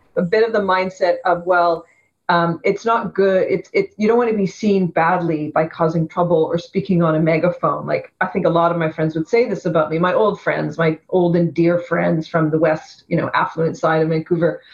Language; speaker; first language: English; native; English